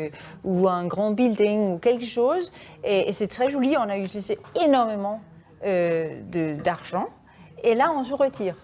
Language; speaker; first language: French; non-native, fluent; Danish